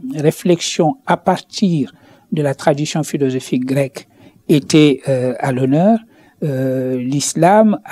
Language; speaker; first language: French; non-native, local second language; Wolof